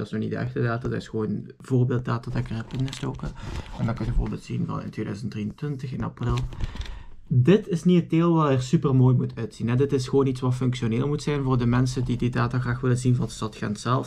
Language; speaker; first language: Dutch; native; Dutch